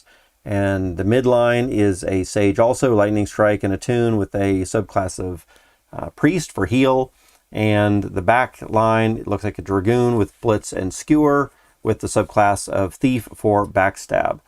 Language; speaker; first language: English; native; English